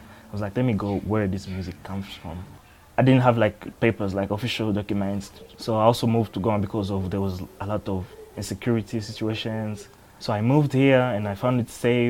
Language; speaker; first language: English; non-native, learner; French